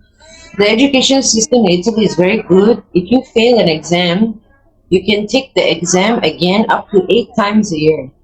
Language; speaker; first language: English; non-native, fluent; Italian